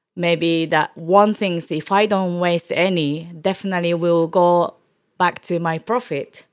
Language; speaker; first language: English; non-native, learner; Japanese